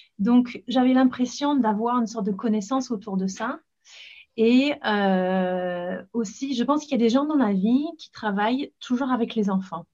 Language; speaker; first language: French; non-native, fluent; English